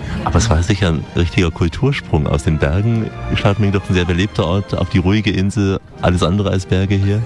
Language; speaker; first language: German; native; German